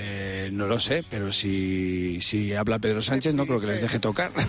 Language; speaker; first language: Spanish; native; Spanish